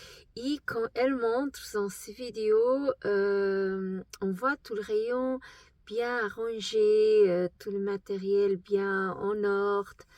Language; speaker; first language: French; non-native, fluent; Portuguese